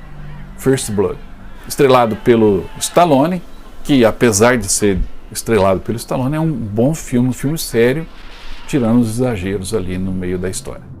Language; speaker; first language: Portuguese; native; Portuguese